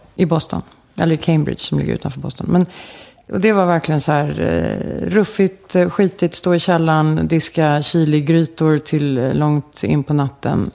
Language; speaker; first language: Swedish; native; Swedish